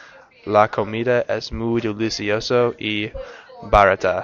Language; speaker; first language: Spanish; non-native, learner; English